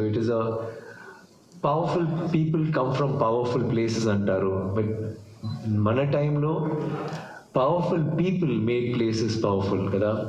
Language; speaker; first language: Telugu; non-native, learner; Tamil